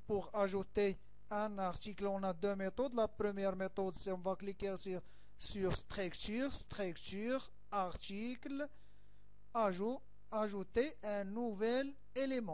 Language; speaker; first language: French; non-native, local second language; Arabic